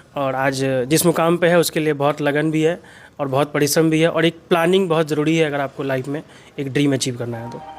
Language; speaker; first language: Hindi; native; Hindi